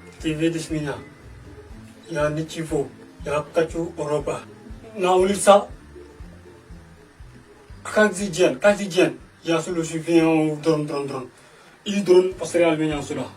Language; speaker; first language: Russian; non-native, learner; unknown